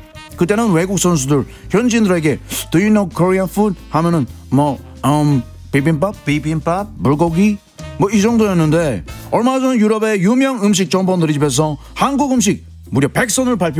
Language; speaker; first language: Korean; native; Korean